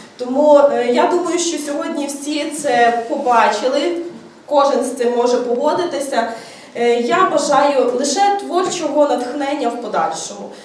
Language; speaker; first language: Ukrainian; native; Ukrainian